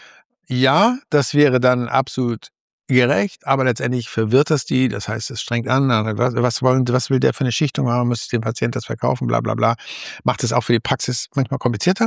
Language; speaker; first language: German; native; German